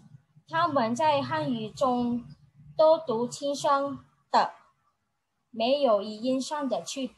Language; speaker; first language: Chinese; non-native, learner; Indonesian